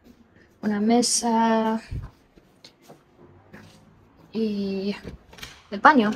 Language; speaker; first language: Spanish; non-native, fluent; Chinese